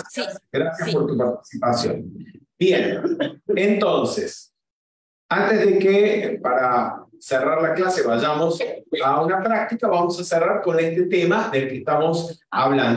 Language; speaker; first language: Spanish; native; Spanish